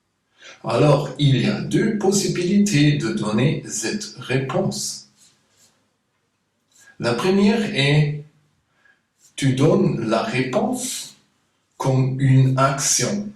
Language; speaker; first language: French; non-native, fluent; German